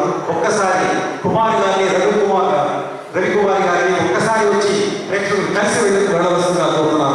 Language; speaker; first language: Telugu; native; Telugu